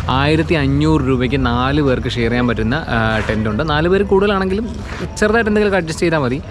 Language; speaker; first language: Malayalam; native; Malayalam